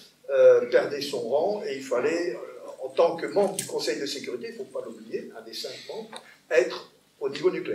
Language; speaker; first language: French; native; French